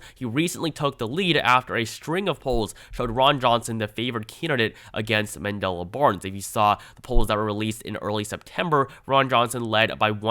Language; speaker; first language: English; native; English